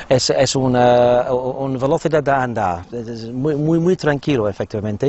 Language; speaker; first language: Spanish; non-native, fluent; English